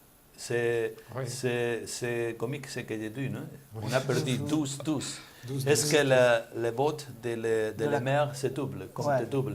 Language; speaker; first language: French; non-native, learner; Spanish